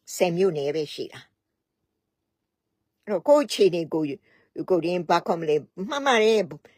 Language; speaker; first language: Burmese; native; Burmese